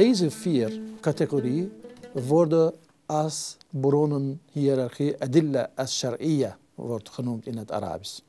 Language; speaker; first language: Dutch; non-native, fluent; Turkish